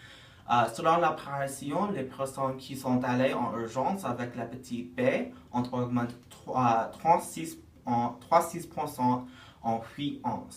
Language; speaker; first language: French; non-native, learner; English